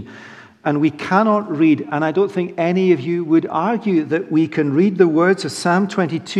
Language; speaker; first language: English; native; English